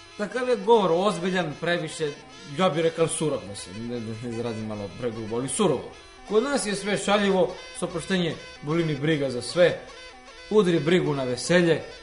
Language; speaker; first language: Serbian; native; Serbian